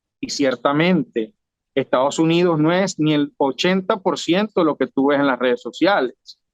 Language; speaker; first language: Spanish; native; Spanish